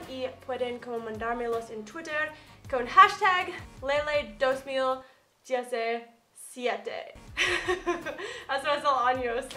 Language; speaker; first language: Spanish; non-native, fluent; English